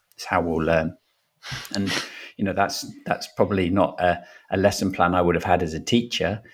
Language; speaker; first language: English; native; English